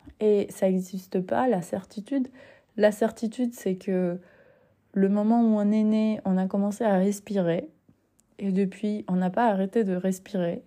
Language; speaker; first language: French; non-native, fluent; Spanish